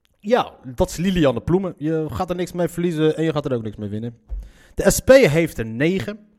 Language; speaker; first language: Dutch; early bilingual, other home language; Arabic